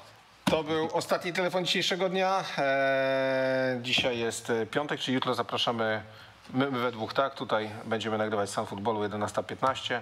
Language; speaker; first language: Polish; native; Polish